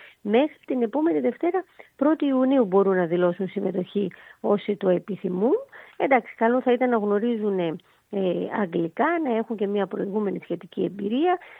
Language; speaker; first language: Greek; native; Greek